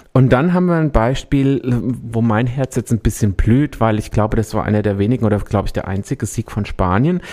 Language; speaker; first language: German; early bilingual, other home language; Spanish